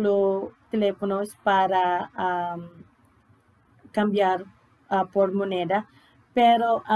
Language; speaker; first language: Spanish; non-native, learner; English